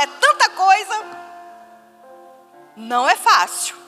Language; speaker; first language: Portuguese; native; Portuguese